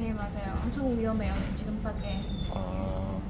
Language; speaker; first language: Korean; non-native, learner; Burmese